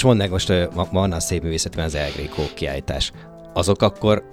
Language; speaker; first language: Hungarian; native; Hungarian